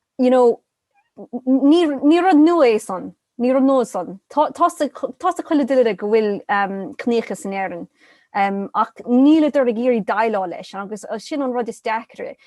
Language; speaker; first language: Irish; non-native, local second language; English